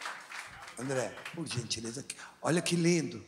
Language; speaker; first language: Portuguese; non-native, fluent; English